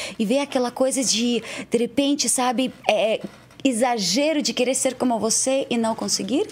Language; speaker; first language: Portuguese; non-native, fluent; Russian